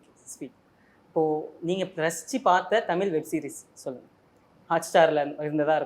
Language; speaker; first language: Tamil; native; Tamil